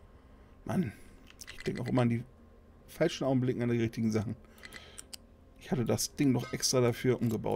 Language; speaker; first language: German; native; German